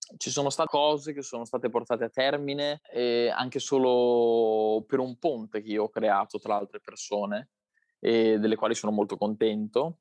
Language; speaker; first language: Italian; native; Italian